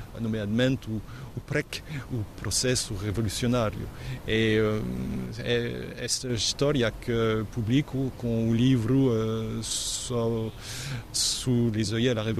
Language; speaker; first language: Portuguese; non-native, fluent; French